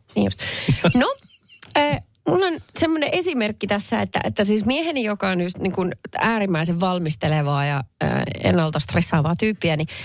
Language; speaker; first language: Finnish; native; Finnish